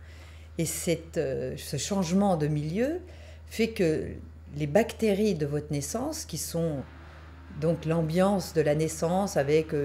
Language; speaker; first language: French; native; French